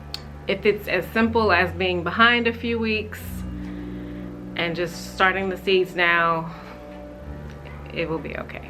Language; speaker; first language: English; native; English